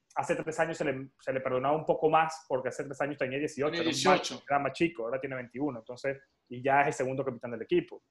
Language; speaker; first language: Spanish; native; Spanish